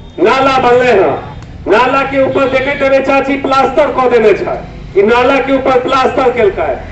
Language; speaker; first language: Maithili; native; Maithili